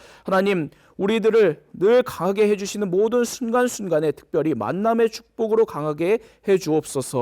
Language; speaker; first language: Korean; native; Korean